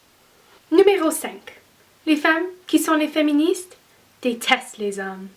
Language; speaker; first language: French; non-native, learner; English